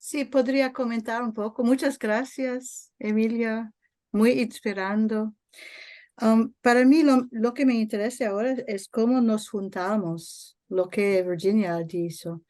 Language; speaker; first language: Spanish; non-native, learner; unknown